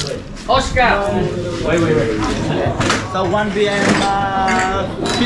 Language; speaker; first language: English; non-native, fluent; Spanish